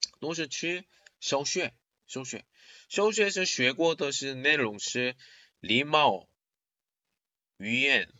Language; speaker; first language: Chinese; non-native, learner; Korean